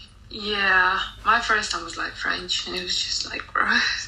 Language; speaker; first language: English; non-native, fluent; Spanish